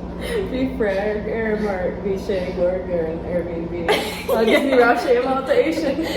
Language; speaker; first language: Irish; non-native, learner; English